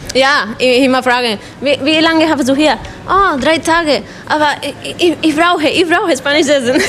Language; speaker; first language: German; non-native, learner; Spanish